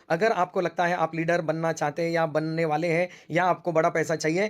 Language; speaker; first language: Hindi; non-native, local second language; Marathi